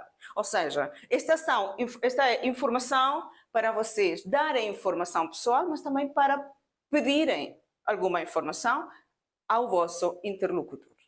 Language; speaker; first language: Portuguese; non-native, fluent; Spanish